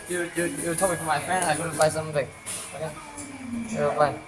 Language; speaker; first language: English; non-native, learner; Chinese